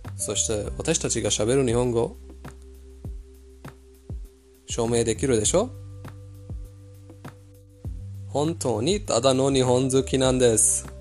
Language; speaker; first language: Japanese; non-native, fluent; Persian